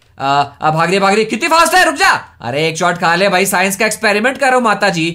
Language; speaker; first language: Hindi; native; Hindi